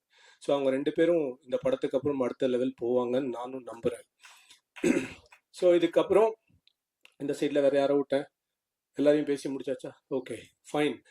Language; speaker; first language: Tamil; native; Tamil